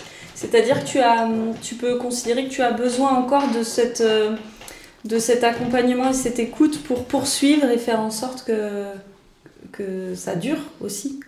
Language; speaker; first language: French; native; French